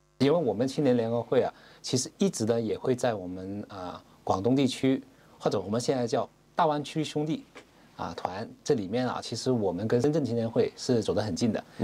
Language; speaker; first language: Chinese; non-native, local second language; Cantonese